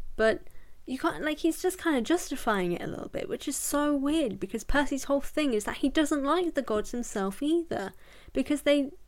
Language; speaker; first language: English; native; English